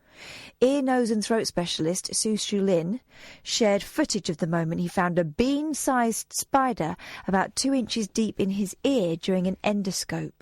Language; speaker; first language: English; native; English